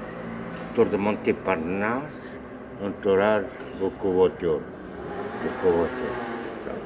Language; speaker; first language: French; non-native, learner; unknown